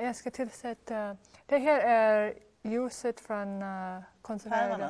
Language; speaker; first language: Swedish; non-native, fluent; English